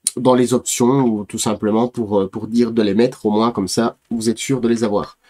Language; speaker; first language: French; native; French